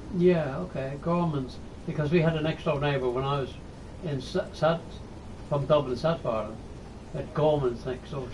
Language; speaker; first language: English; native; English